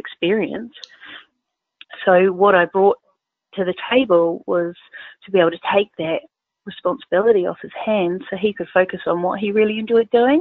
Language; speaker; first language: English; native; English